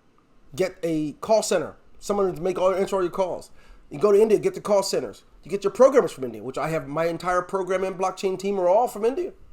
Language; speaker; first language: English; native; English